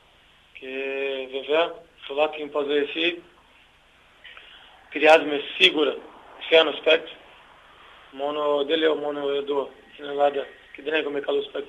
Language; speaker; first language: Greek; non-native, learner; Portuguese